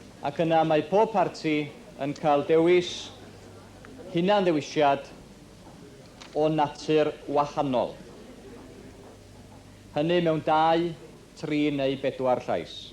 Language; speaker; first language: Welsh; native; Welsh